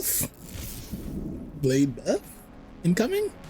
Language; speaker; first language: English; native; English